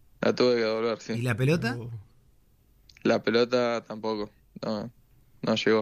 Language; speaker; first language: Spanish; native; Spanish